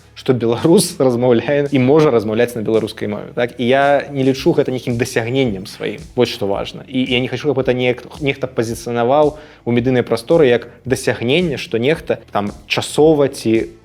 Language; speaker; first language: Belarusian; non-native, local second language; Russian